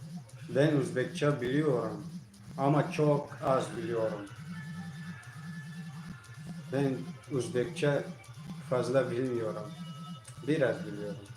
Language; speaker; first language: Turkish; non-native, learner; Tajik